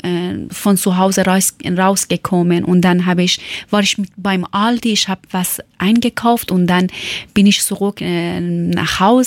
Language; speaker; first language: German; non-native, learner; Persian